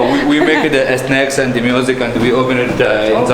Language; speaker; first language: English; non-native, learner; Arabic